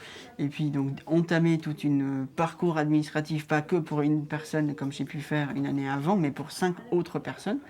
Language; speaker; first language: French; non-native, fluent; Arabic